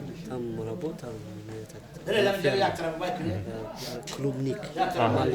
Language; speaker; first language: Russian; non-native, local second language; Tajik